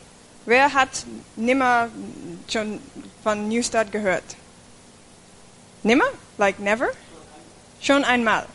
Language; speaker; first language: German; non-native, fluent; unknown